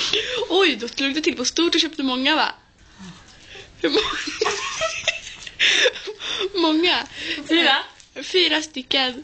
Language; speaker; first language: Swedish; native; Swedish